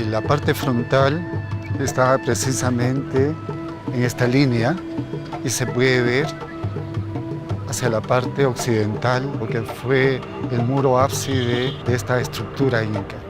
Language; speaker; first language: Spanish; non-native, fluent; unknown